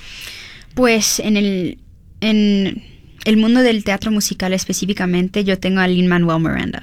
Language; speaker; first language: Spanish; early bilingual, heritage; Spanish